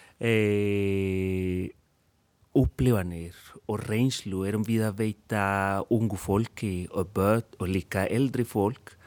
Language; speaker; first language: Icelandic; non-native, fluent; Spanish